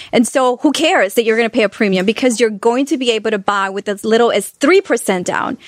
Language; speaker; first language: English; non-native, fluent; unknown